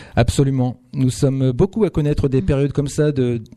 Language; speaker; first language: French; native; French